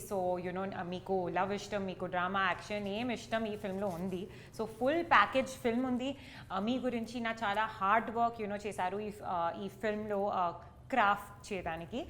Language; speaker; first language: Telugu; non-native, learner; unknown